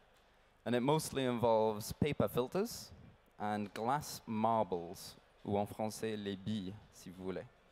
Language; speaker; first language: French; non-native, learner; English